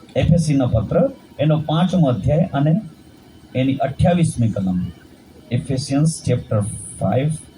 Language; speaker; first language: Gujarati; non-native, local second language; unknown